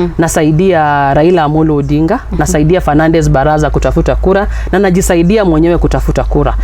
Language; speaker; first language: Swahili; non-native, local second language; Luyia